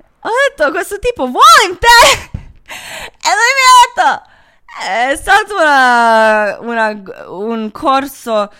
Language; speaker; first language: Italian; non-native, fluent; Croatian